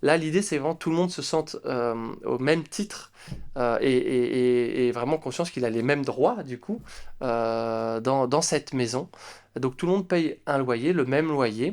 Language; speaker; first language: French; native; French